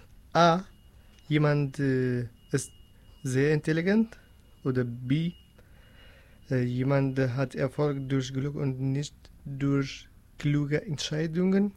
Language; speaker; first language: German; non-native, learner; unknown